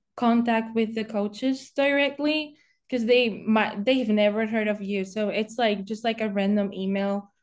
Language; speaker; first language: English; non-native, fluent; Spanish